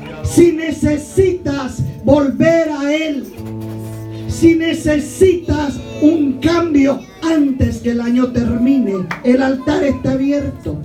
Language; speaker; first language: Spanish; native; Spanish